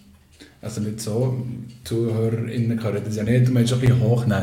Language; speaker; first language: German; native; German